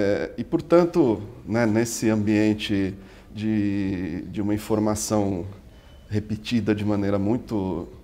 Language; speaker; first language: Portuguese; native; Portuguese